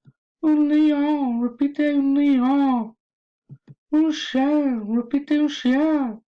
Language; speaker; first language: French; non-native, learner; English